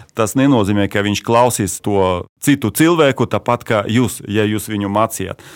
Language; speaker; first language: Latvian; non-native, local second language; Russian